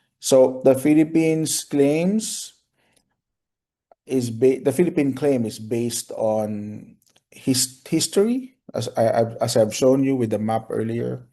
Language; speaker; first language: English; non-native, local second language; Filipino